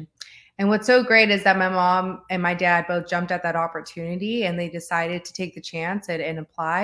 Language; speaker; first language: English; native; English